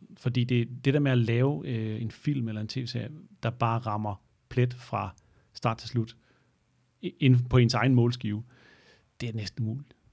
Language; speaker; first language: Danish; native; Danish